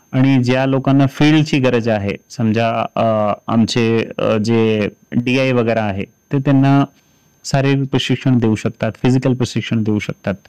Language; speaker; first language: Marathi; non-native, fluent; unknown